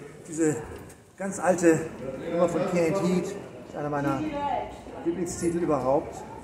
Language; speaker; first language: German; native; German